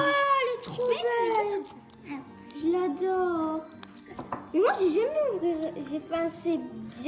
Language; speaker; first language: French; native; French